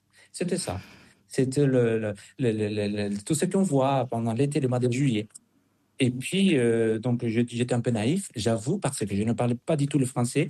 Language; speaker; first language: French; non-native, fluent; Spanish